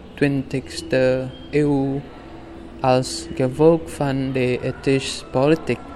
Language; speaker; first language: Dutch; non-native, learner; Indonesian